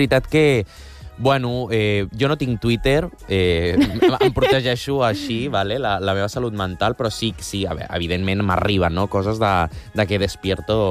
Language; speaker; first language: Catalan; non-native, local second language; Spanish